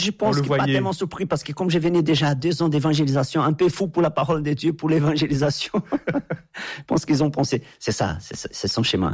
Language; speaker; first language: French; non-native, fluent; Portuguese